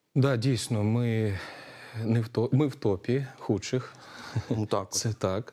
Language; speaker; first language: Ukrainian; native; Ukrainian